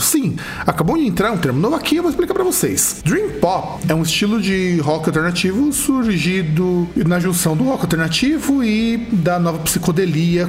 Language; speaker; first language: Portuguese; native; Portuguese